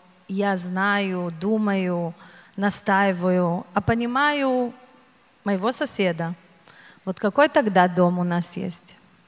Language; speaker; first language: Russian; non-native, fluent; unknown